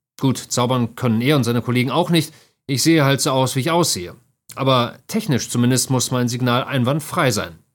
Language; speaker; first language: German; native; German